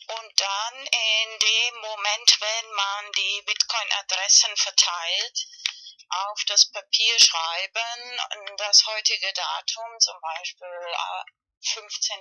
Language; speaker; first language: German; non-native, fluent; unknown